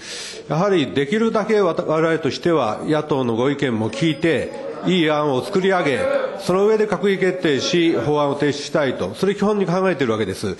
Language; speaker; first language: Japanese; native; Japanese